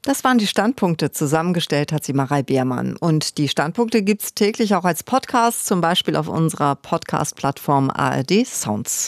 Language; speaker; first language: German; native; German